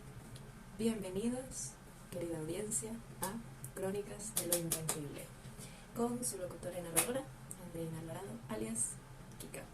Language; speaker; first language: Spanish; native; Spanish